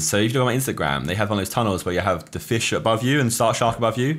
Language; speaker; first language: English; native; English